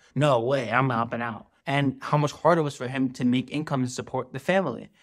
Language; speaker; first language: English; native; English